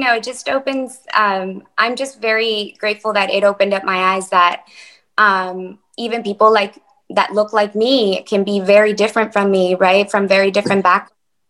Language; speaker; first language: English; early bilingual, other home language; Spanish